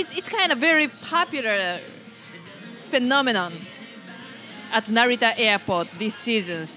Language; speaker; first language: English; non-native, fluent; Japanese